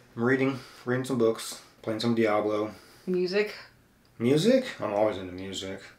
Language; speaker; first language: English; native; English